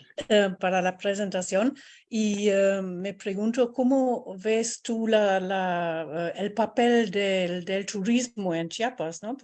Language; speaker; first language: Spanish; non-native, fluent; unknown